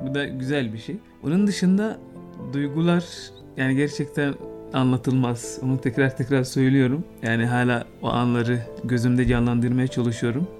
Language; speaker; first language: Turkish; non-native, fluent; Arabic